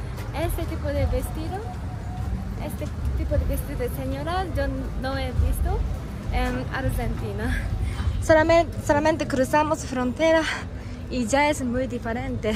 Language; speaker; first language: Spanish; non-native, fluent; Japanese